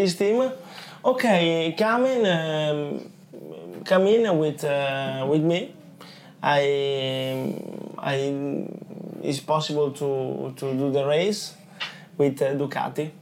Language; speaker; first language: English; non-native, learner; Italian